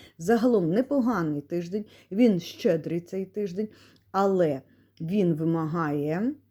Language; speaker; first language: Ukrainian; non-native, local second language; Russian